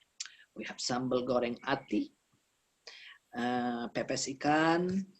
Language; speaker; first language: Indonesian; early bilingual, heritage; Indonesian